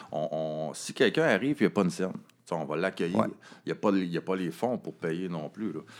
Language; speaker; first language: French; native; French